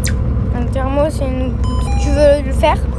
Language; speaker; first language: French; native; French